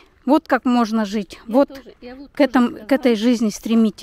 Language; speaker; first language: Russian; non-native, local second language; Kazakh